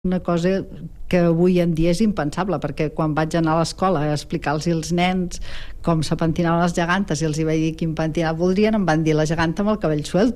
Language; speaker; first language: Catalan; native; Catalan